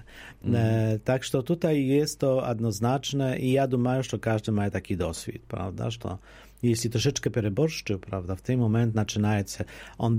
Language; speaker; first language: Polish; non-native, local second language; Ukrainian